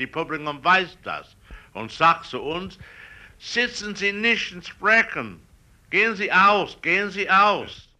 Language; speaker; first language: German; non-native, learner; English